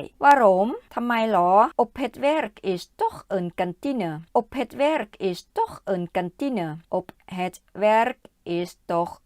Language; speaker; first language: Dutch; non-native, learner; Thai